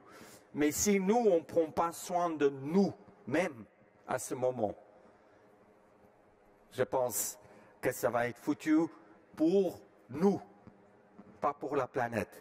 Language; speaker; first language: French; non-native, fluent; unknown